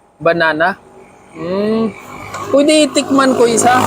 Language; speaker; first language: Filipino; non-native, learner; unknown